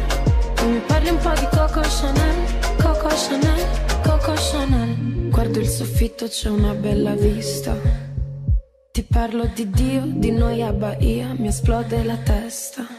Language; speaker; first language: Italian; native; Italian